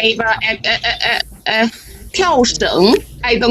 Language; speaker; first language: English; non-native, learner; Chinese